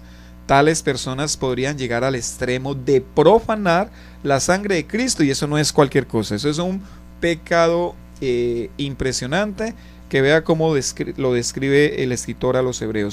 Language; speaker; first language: Spanish; native; Spanish